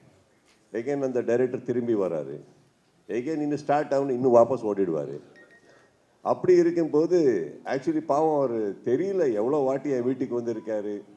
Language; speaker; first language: Tamil; non-native, learner; Kannada